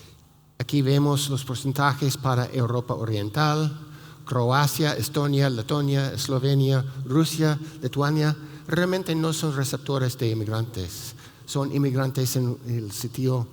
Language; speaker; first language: Spanish; non-native, fluent; English